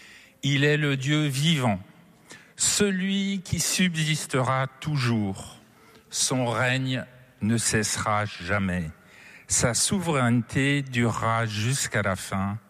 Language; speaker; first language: French; native; French